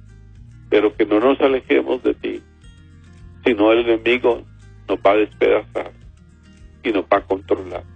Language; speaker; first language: Spanish; native; Spanish